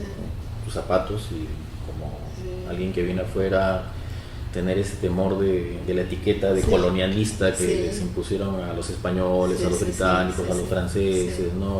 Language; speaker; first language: Spanish; native; Spanish